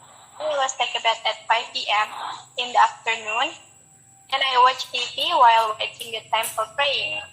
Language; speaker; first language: English; non-native, learner; Indonesian